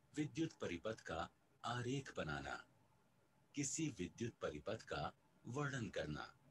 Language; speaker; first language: Hindi; native; Hindi